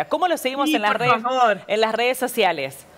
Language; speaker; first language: Spanish; native; Spanish